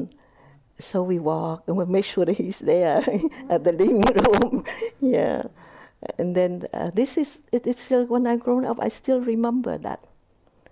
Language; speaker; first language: English; non-native, fluent; Vietnamese